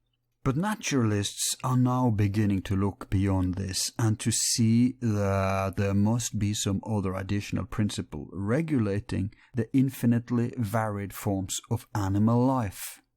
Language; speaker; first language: English; non-native, fluent; Norwegian